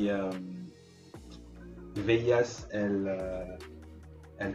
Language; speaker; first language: Spanish; non-native, learner; English